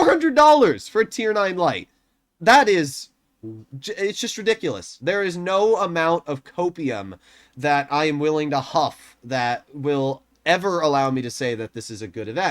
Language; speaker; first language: English; native; English